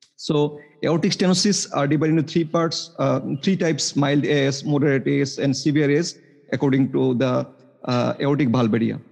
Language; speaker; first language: English; non-native, local second language; Bangla